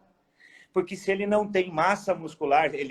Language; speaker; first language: Portuguese; native; Portuguese